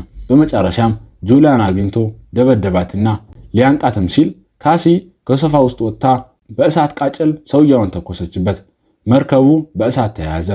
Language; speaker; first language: Amharic; native; Amharic